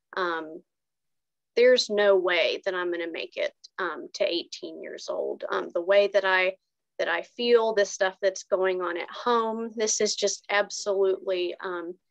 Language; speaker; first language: English; native; English